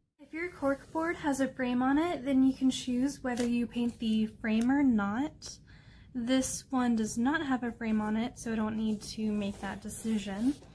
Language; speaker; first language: English; native; English